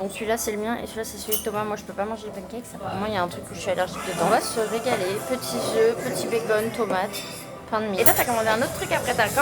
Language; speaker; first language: French; native; French